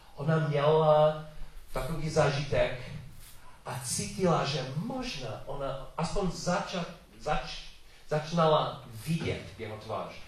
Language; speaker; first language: Czech; non-native, learner; English